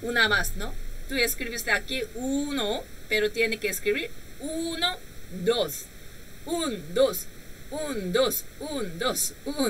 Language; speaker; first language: Spanish; non-native, learner; Korean